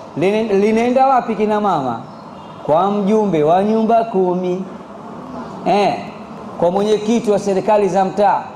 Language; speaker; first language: Swahili; native; Swahili